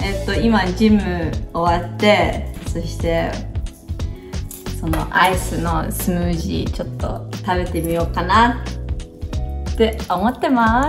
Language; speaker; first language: Japanese; early bilingual, heritage; Japanese